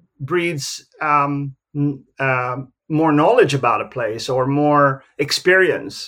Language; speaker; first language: English; native; English